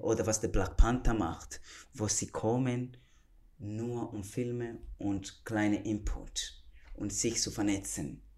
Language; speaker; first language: German; non-native, fluent; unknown